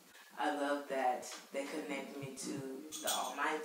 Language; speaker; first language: English; native; English